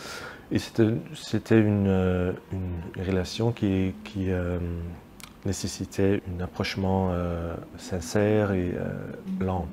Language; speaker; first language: French; non-native, local second language; Dutch